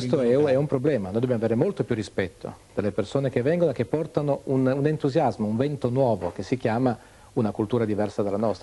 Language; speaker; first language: Italian; native; Italian